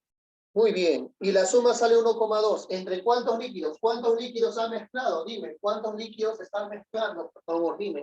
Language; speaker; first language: Spanish; native; Spanish